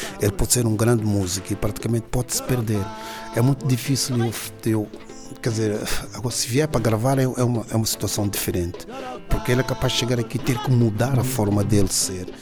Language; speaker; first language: Portuguese; non-native, local second language; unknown